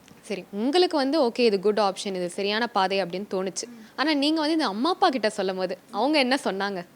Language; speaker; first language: Tamil; native; Tamil